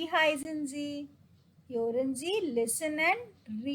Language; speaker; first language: German; non-native, fluent; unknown